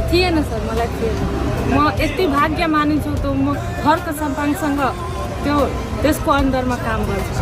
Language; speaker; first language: Nepali; non-native, local second language; Maithili